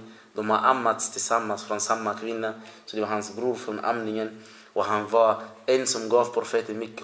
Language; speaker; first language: Swedish; early bilingual, other home language; Arabic